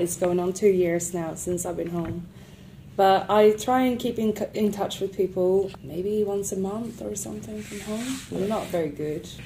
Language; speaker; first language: English; non-native, fluent; Swedish